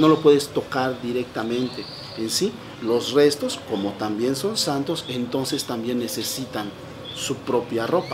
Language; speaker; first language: Spanish; native; Spanish